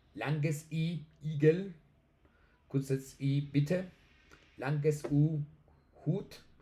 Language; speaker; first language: German; non-native, learner; Spanish